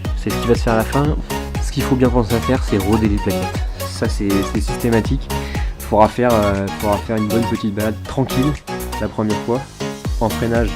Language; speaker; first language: French; native; French